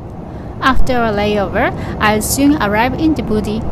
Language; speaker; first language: English; non-native, learner; Japanese